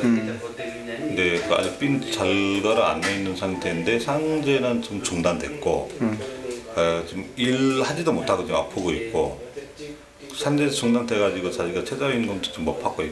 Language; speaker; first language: Korean; non-native, fluent; Nepali